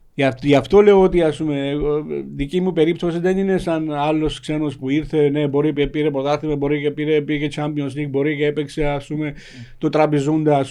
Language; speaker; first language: Greek; non-native, fluent; Georgian